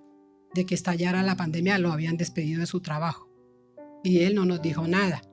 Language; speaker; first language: Spanish; native; Spanish